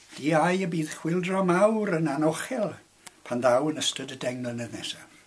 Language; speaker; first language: Welsh; non-native, local second language; English